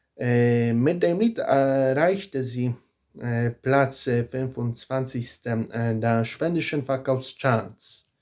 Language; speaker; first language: German; non-native, learner; Polish